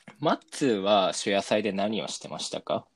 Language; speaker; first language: Japanese; native; Japanese